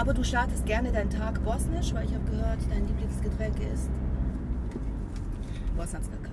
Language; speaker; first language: German; early bilingual, other home language; Bosnian